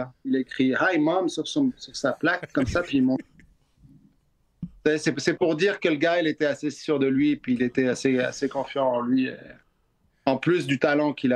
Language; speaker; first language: French; native; French